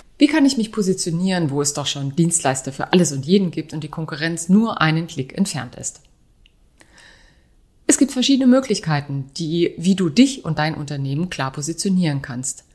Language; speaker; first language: German; native; German